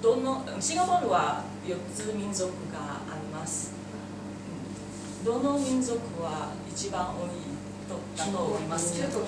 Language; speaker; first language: Japanese; non-native, learner; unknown